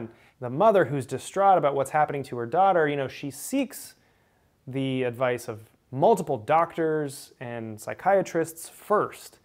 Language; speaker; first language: English; native; English